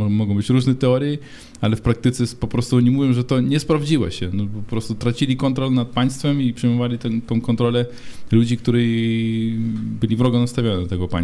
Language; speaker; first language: Polish; non-native, fluent; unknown